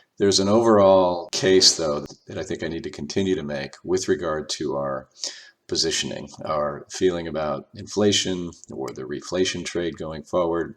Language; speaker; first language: English; native; English